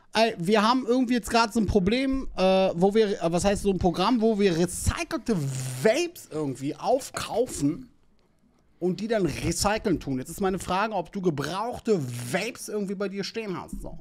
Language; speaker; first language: German; native; German